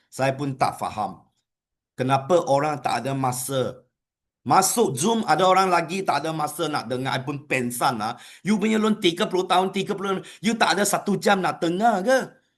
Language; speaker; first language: Malay; non-native, local second language; Chinese